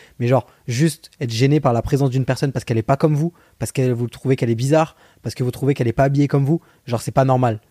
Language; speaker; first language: French; native; French